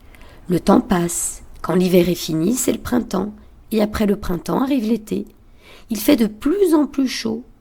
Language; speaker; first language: French; native; French